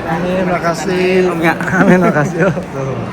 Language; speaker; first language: Indonesian; native; Indonesian